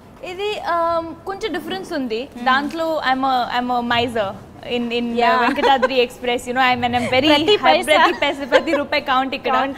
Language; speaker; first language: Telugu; non-native, local second language; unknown